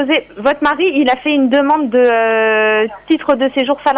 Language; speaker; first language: French; native; French